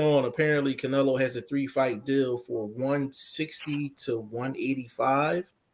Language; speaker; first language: English; native; English